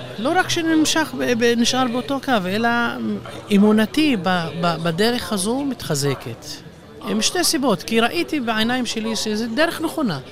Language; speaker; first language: Hebrew; non-native, local second language; Arabic